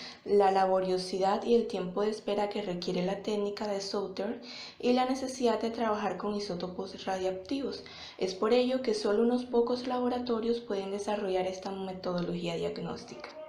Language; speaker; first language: Spanish; native; Spanish